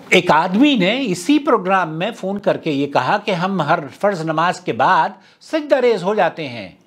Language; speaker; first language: Urdu; native; Urdu